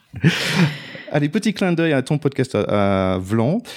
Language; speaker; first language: French; non-native, fluent; English